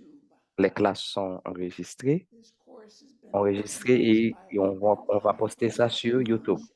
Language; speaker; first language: French; non-native, fluent; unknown